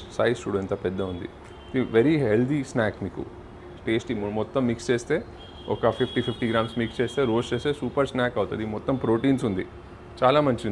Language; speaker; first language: Telugu; non-native, local second language; Hindi